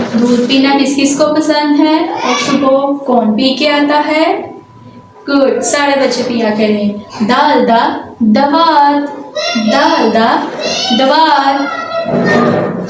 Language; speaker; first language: Urdu; non-native, local second language; Punjabi